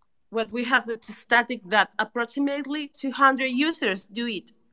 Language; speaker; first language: English; non-native, learner; Spanish